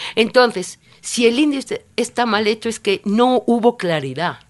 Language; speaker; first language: Spanish; non-native, fluent; Italian